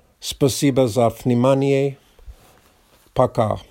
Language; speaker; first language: Russian; non-native, learner; English